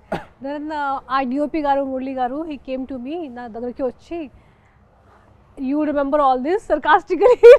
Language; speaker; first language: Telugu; non-native, local second language; Hindi